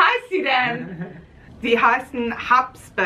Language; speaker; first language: German; non-native, learner; English